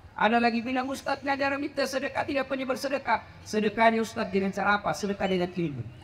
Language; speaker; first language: Indonesian; native; Indonesian